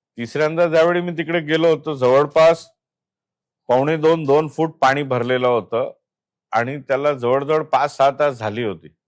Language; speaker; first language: Marathi; non-native, local second language; Gujarati